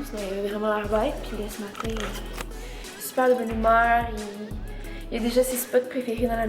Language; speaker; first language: French; native; French